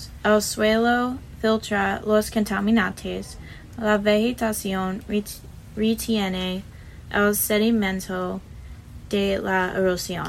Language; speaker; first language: Spanish; non-native, learner; English